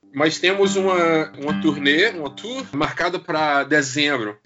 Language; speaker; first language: Portuguese; native; Portuguese